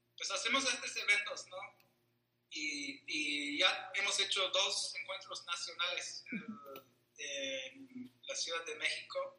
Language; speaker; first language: Spanish; non-native, fluent; English